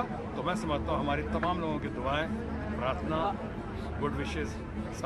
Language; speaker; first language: Hindi; native; Hindi